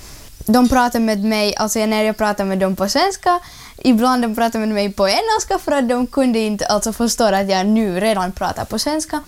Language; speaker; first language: Swedish; non-native, learner; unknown